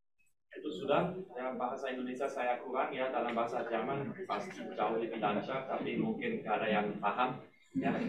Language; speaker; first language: Indonesian; non-native, fluent; German